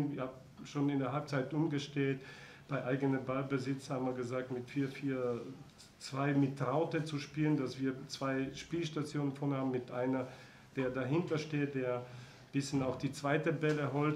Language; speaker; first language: German; non-native, fluent; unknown